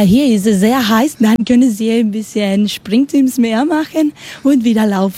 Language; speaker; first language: German; non-native, learner; Spanish